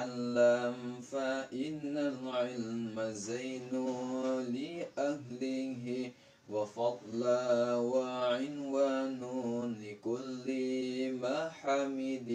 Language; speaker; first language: Arabic; non-native, learner; Indonesian